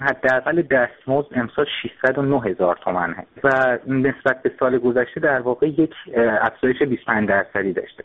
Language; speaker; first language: Persian; native; Persian